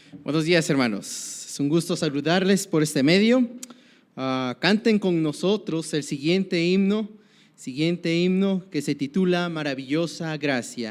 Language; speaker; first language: Spanish; native; Spanish